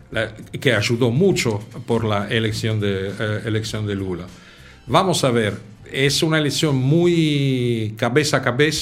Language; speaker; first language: Spanish; non-native, fluent; Italian